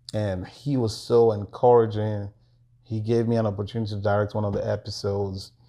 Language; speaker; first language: English; non-native, local second language; Igbo